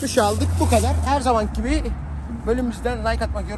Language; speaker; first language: Turkish; native; Turkish